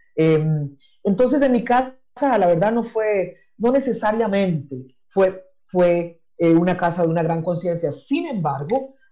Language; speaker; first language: Spanish; non-native, local second language; English